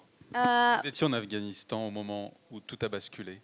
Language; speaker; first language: French; native; French